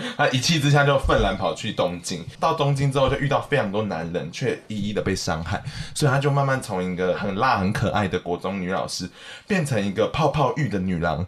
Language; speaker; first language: Chinese; native; Chinese